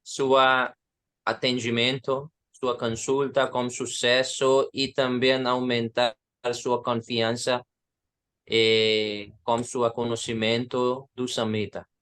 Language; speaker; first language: Portuguese; non-native, learner; Hindi